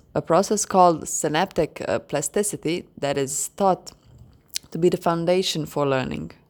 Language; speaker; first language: English; non-native, fluent; Croatian